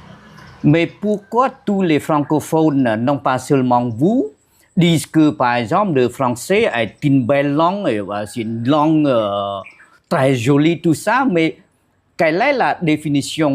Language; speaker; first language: French; non-native, fluent; Khmer